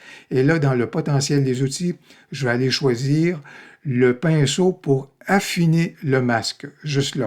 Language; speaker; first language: French; native; French